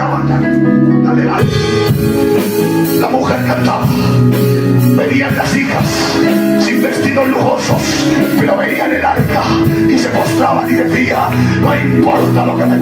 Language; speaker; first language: Spanish; native; Spanish